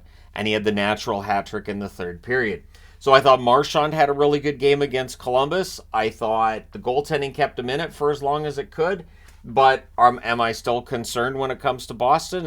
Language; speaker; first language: English; native; English